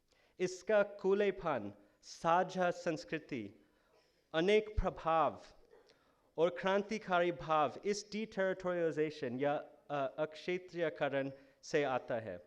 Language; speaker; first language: Hindi; non-native, fluent; English